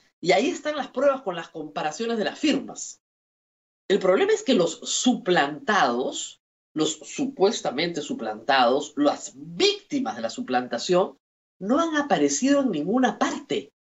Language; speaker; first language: Spanish; native; Spanish